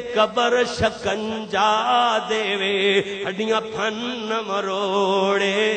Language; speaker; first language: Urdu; non-native, local second language; Punjabi